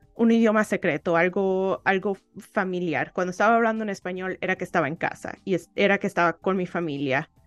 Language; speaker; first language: Spanish; early bilingual, heritage; Spanish